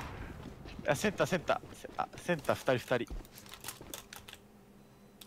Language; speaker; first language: Japanese; native; Japanese